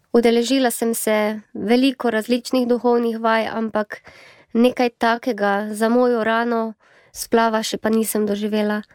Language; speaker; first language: Slovenian; native; Slovenian